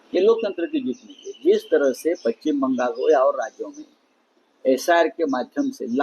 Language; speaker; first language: Hindi; non-native, local second language; Marathi